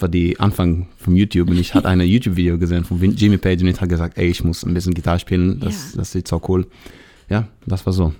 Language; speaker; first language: German; non-native, learner; Hebrew